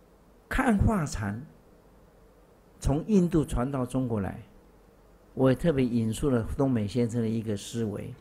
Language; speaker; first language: Chinese; native; Chinese